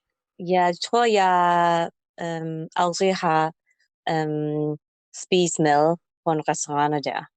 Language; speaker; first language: Danish; non-native, learner; English